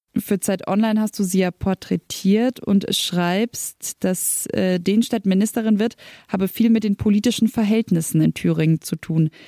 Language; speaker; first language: German; native; German